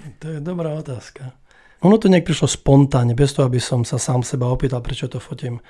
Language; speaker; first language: Slovak; native; Slovak